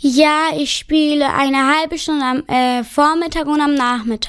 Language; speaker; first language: German; early bilingual, other home language; Turkish